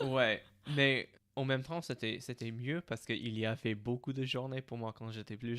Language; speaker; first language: French; non-native, fluent; English